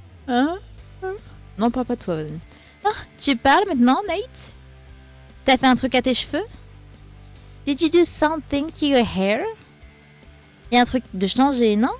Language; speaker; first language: French; native; French